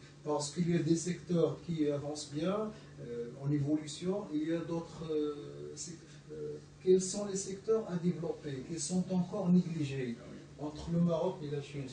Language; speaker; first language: French; non-native, local second language; Arabic